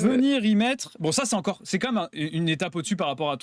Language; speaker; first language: French; native; French